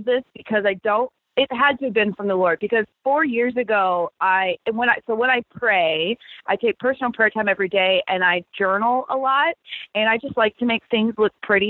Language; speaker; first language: English; native; English